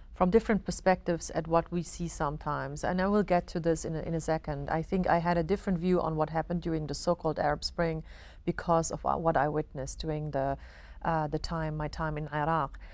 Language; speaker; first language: English; non-native, fluent; Arabic